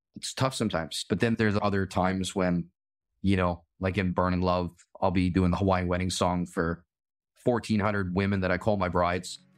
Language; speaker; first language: English; native; English